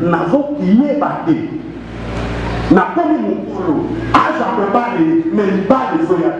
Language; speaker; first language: French; non-native, local second language; Lingala